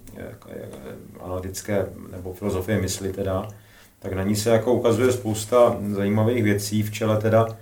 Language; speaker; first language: Czech; native; Czech